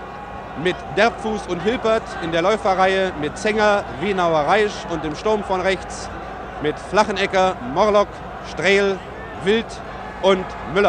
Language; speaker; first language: German; native; German